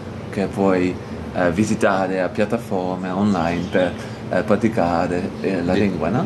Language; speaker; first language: Italian; non-native, learner; Dutch